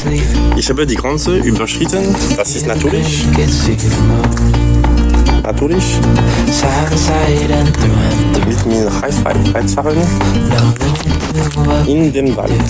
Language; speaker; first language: German; non-native, learner; French